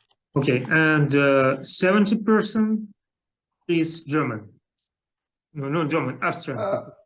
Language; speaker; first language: English; non-native, learner; Russian